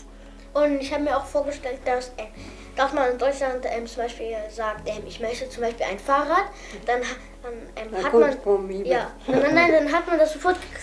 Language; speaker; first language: German; early bilingual, other home language; Kurdish